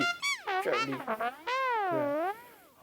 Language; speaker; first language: Chinese; native; Chinese